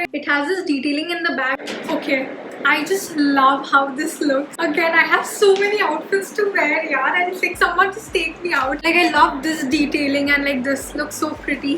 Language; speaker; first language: English; non-native, local second language; Hindi